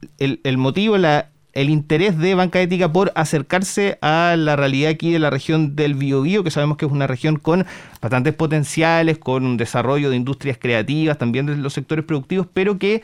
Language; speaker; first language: Spanish; native; Spanish